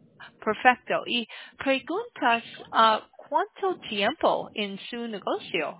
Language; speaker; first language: Spanish; non-native, learner; English